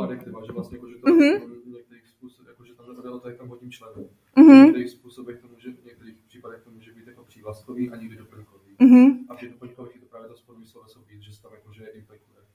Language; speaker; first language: Czech; native; Czech